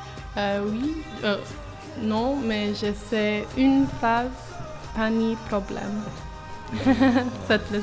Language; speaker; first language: French; non-native, learner; English